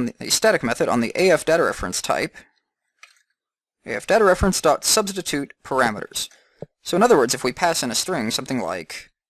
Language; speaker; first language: English; native; English